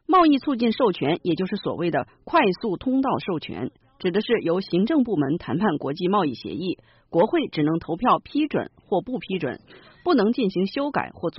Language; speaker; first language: Chinese; native; Chinese